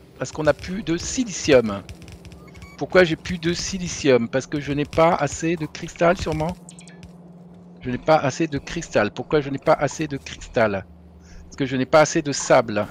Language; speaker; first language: French; native; French